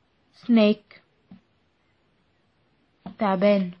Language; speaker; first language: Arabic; native; Arabic